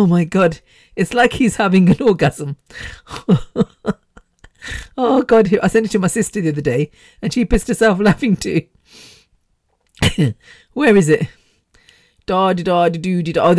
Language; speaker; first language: English; native; English